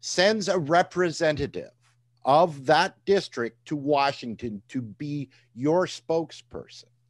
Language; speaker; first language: English; native; English